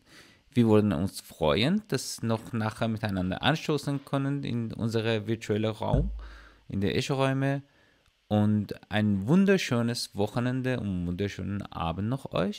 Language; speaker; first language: German; non-native, learner; Persian